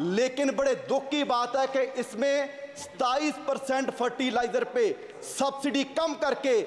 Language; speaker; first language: Hindi; native; Hindi